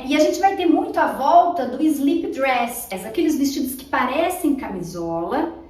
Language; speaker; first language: Portuguese; native; Portuguese